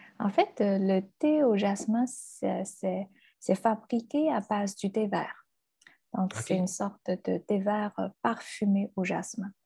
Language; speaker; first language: French; non-native, fluent; Chinese